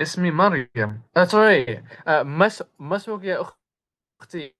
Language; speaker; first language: Arabic; non-native, learner; Urdu